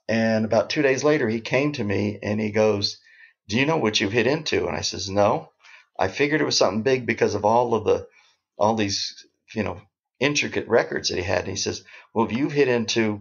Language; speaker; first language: English; native; English